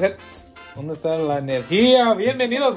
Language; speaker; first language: Spanish; early bilingual, heritage; Spanish